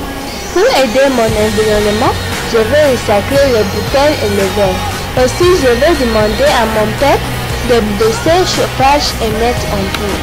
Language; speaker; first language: French; non-native, learner; English